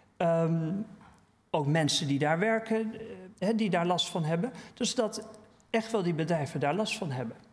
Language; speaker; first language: Dutch; native; Dutch